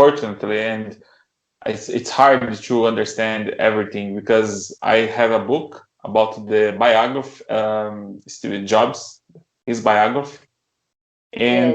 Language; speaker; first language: English; non-native, learner; Portuguese